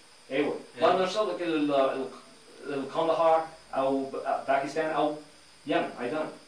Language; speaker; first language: Arabic; non-native, learner; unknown